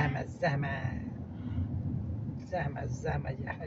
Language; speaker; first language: Arabic; non-native, learner; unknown